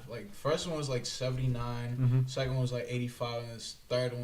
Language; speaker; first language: English; native; English